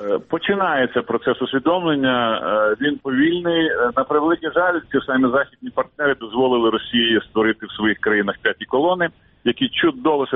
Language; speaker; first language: Ukrainian; native; Ukrainian